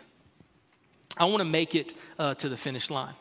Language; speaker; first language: English; native; English